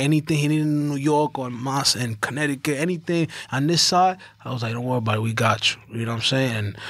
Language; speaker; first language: English; early bilingual, other home language; Spanish